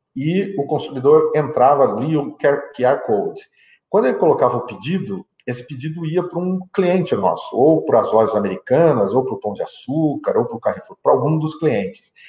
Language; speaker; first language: Portuguese; native; Portuguese